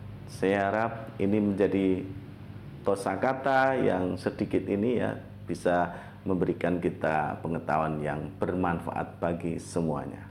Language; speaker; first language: Indonesian; native; Indonesian